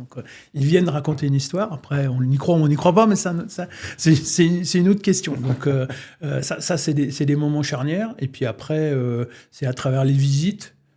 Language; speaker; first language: French; native; French